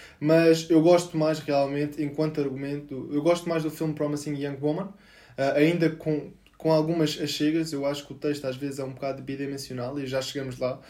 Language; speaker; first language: Portuguese; native; Portuguese